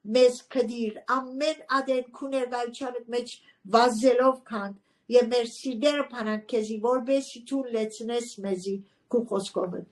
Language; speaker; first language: Armenian; early bilingual, heritage; Armenian